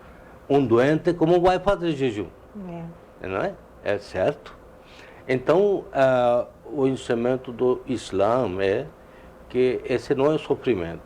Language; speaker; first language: Portuguese; non-native, fluent; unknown